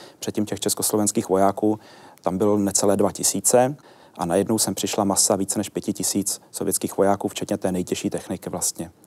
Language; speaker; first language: Czech; native; Czech